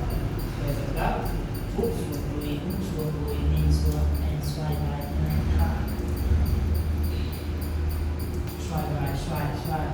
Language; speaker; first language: Vietnamese; non-native, learner; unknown